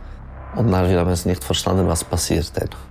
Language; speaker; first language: German; non-native, local second language; French